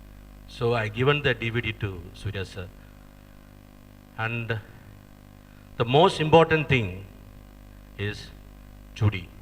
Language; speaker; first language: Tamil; non-native, learner; Malayalam